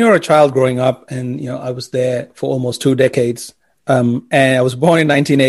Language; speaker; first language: English; non-native, local second language; Sinhala